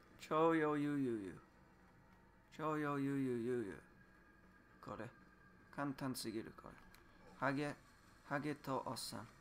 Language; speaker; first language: Japanese; non-native, learner; English